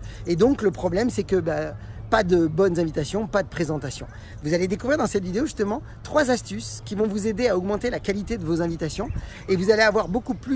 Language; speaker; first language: French; native; French